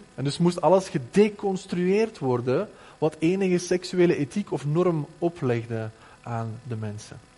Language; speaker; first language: Dutch; native; Dutch